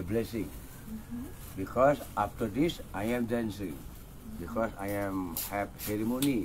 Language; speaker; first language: English; non-native, learner; Balinese